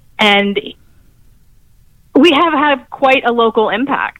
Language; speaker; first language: English; native; English